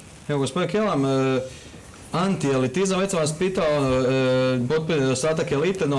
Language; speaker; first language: Croatian; native; Croatian